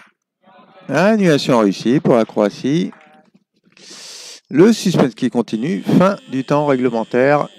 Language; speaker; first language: French; native; French